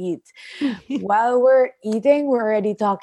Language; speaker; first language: English; non-native, local second language; Filipino